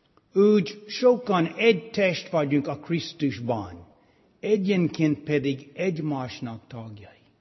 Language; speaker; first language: Hungarian; non-native, fluent; English